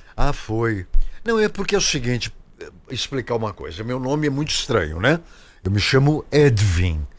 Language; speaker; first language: Portuguese; native; Portuguese